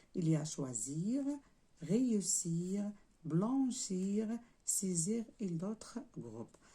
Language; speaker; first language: French; non-native, local second language; Arabic